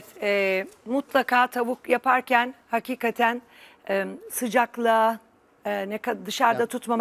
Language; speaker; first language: Turkish; native; Turkish